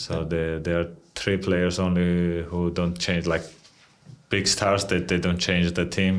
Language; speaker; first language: English; non-native, fluent; Georgian